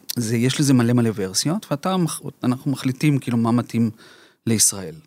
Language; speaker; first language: Hebrew; early bilingual, other home language; Spanish